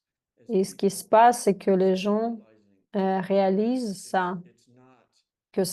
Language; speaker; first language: French; non-native, fluent; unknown